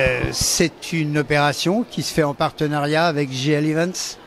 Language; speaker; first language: French; native; French